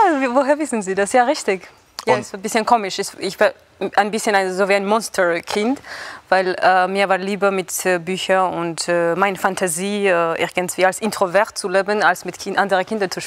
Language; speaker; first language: German; non-native, fluent; Georgian